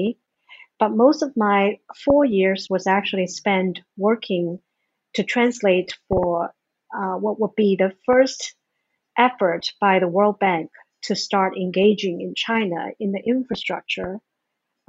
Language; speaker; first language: English; non-native, fluent; Chinese